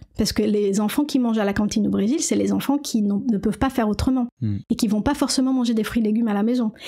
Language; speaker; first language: French; non-native, fluent; Portuguese